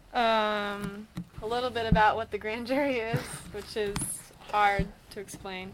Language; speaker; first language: English; native; English